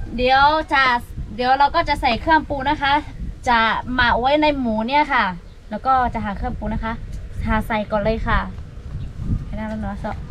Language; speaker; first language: Thai; non-native, local second language; Lahu